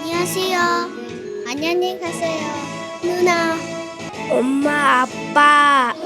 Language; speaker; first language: Korean; non-native, learner; Mongolian